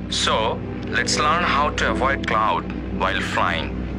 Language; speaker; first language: English; non-native, local second language; Bangla